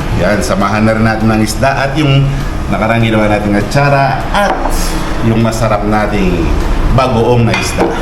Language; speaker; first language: Filipino; native; Filipino